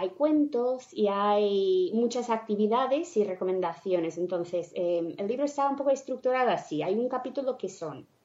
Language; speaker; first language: Spanish; non-native, fluent; English